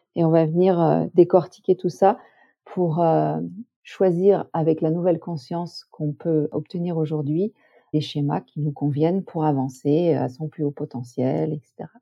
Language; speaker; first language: French; native; French